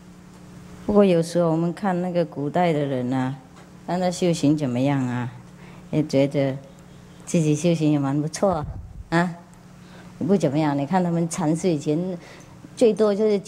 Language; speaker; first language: Chinese; non-native, fluent; Vietnamese